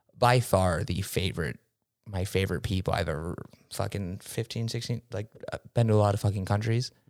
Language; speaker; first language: English; early bilingual, other home language; Spanish